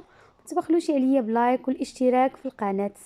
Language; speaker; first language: Arabic; native; Arabic